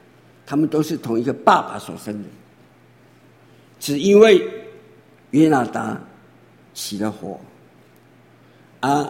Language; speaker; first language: Chinese; native; Chinese